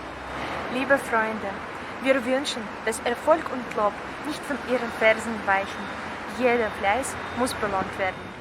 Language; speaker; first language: German; non-native, fluent; Russian